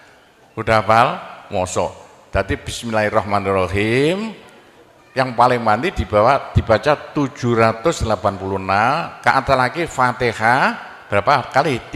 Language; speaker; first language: Indonesian; non-native, local second language; Javanese